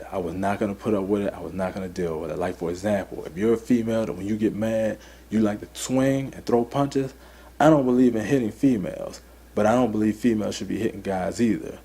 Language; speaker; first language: English; native; English